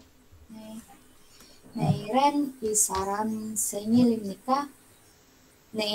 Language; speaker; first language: Korean; non-native, learner; Indonesian